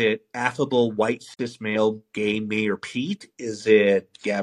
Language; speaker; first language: English; native; English